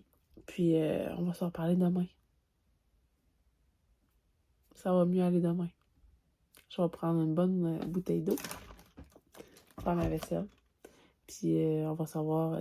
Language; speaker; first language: French; native; French